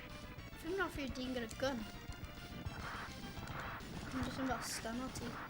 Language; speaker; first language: Welsh; non-native, local second language; English